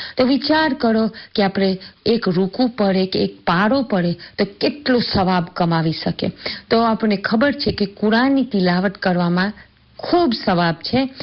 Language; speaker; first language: Gujarati; early bilingual, heritage; Gujarati